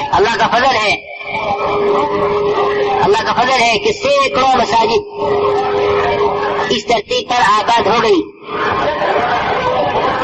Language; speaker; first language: Urdu; native; Urdu